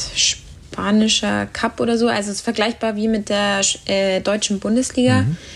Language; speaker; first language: German; native; German